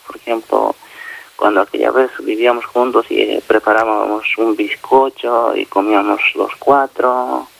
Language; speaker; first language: Spanish; native; Spanish